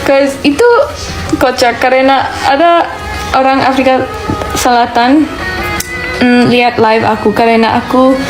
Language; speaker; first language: Indonesian; non-native, fluent; French